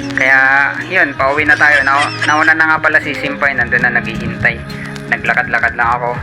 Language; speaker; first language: Filipino; native; Filipino